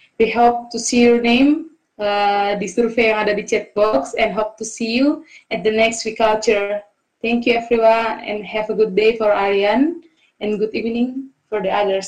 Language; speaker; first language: English; non-native, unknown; Indonesian